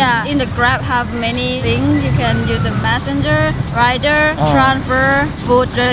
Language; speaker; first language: English; non-native, learner; Thai